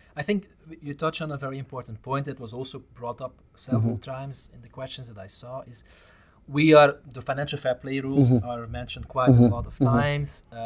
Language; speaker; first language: English; non-native, fluent; Dutch